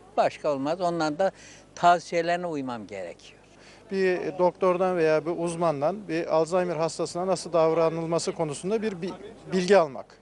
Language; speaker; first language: Turkish; native; Turkish